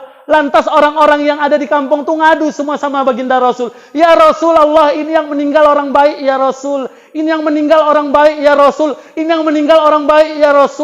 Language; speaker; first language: Indonesian; native; Indonesian